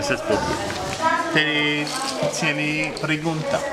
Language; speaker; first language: Spanish; non-native, learner; French